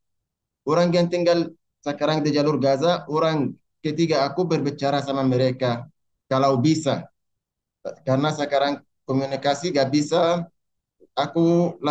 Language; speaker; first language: Indonesian; non-native, learner; Arabic